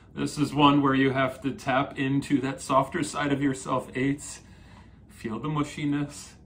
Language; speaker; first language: English; native; English